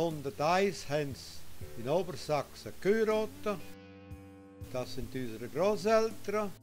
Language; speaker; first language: German; non-native, local second language; Romansh